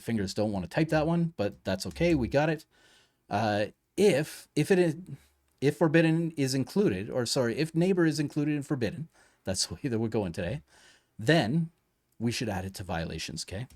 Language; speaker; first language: English; native; English